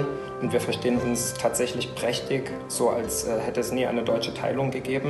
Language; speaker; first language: German; native; German